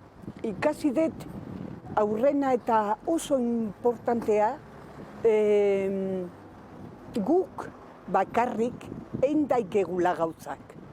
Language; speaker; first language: Basque; non-native, local second language; Spanish